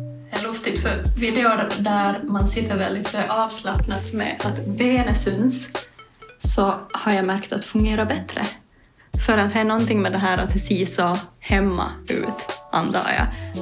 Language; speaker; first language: Swedish; native; Swedish